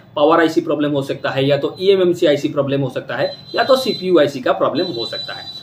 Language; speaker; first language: Hindi; non-native, local second language; Odia